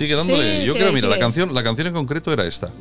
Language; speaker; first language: Spanish; native; Spanish